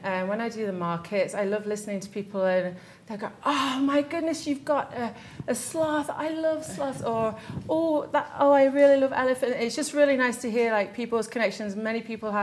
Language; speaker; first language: English; native; English